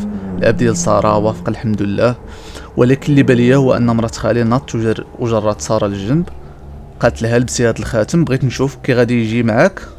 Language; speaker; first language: Arabic; native; Arabic